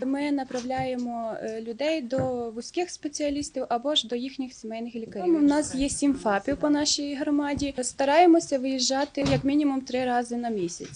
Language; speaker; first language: Ukrainian; native; Ukrainian